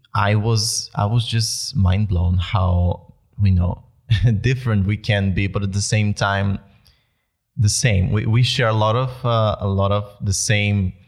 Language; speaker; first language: English; non-native, fluent; Bulgarian